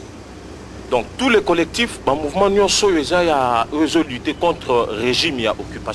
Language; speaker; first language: French; non-native, local second language; Lingala